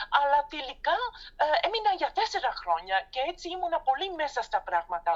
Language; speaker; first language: Greek; non-native, fluent; Dutch